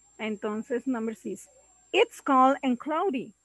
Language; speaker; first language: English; non-native, learner; Spanish